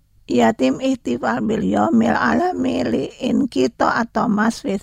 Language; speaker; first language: Arabic; non-native, learner; Indonesian